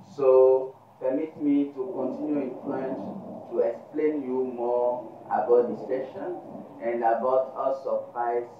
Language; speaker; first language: English; non-native, learner; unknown